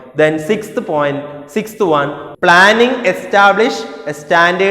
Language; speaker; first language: English; non-native, local second language; Malayalam